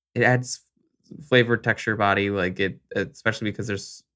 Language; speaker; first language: English; native; English